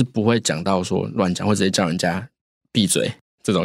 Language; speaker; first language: Chinese; native; Chinese